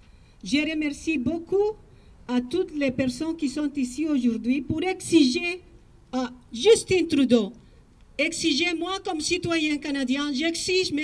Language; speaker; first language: French; non-native, fluent; Spanish